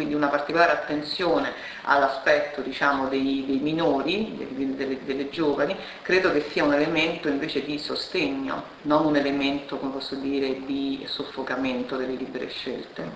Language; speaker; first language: Italian; native; Italian